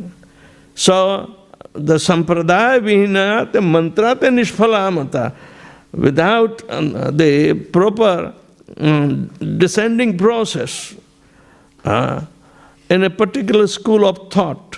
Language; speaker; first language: English; non-native, local second language; Gujarati